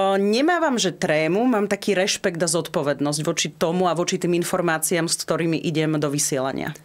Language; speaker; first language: Slovak; non-native, local second language; Rusyn